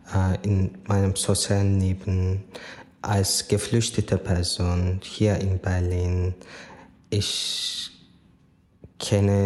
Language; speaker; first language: German; non-native, fluent; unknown